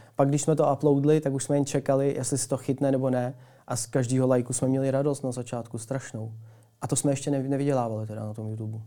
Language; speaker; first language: Czech; early bilingual, other home language; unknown